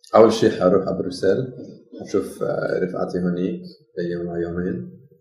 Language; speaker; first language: Arabic; non-native, learner; Dutch